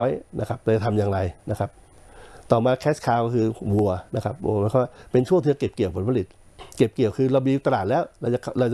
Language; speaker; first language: Thai; native; Thai